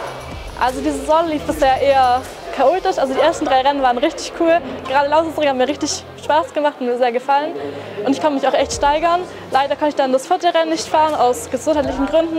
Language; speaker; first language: German; native; German